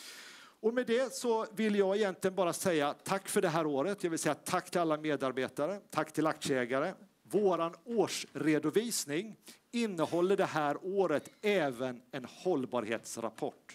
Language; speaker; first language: Swedish; native; Swedish